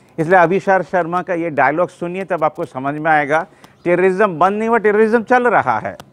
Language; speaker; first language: Hindi; non-native, local second language; Bangla